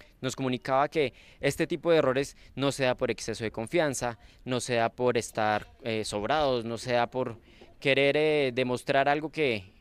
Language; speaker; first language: Spanish; native; Spanish